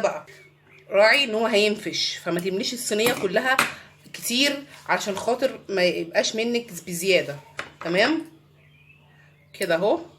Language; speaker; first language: Arabic; native; Arabic